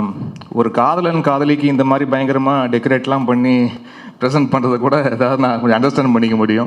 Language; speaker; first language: Tamil; native; Tamil